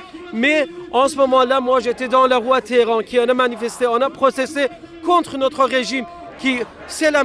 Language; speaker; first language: French; non-native, fluent; Persian